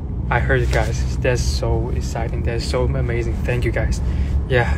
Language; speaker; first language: English; non-native, learner; Chinese